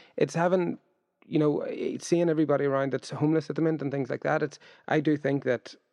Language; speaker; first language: English; native; English